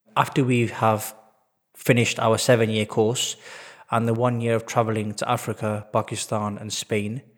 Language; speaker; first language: English; native; English